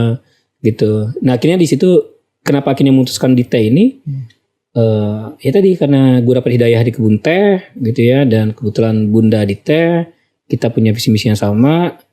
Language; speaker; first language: Indonesian; native; Indonesian